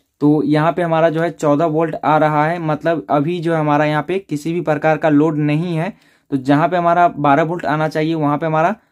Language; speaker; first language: Hindi; native; Hindi